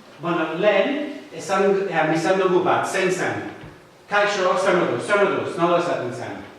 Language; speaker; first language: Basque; non-native, fluent; English